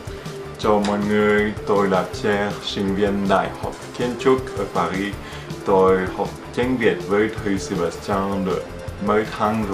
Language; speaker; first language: Vietnamese; non-native, learner; French